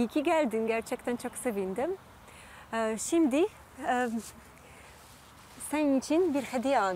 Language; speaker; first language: Turkish; non-native, fluent; Polish